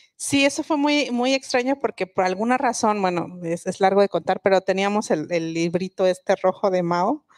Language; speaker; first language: Spanish; non-native, local second language; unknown